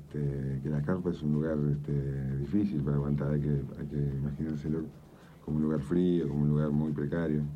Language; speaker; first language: Spanish; native; Spanish